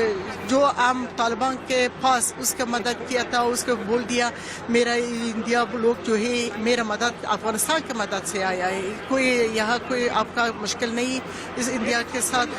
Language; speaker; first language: Hindi; non-native, learner; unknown